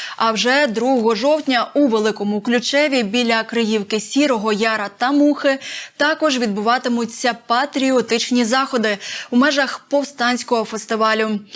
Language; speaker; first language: Ukrainian; native; Ukrainian